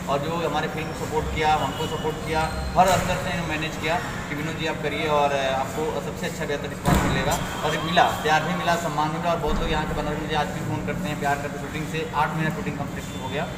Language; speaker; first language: Hindi; native; Hindi